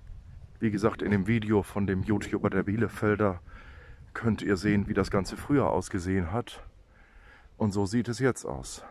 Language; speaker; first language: German; native; German